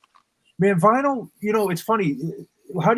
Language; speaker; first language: English; native; English